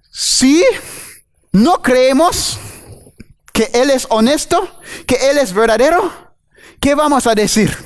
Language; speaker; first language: Spanish; non-native, fluent; English